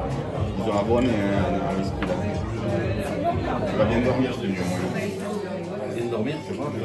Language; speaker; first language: French; non-native, local second language; Armenian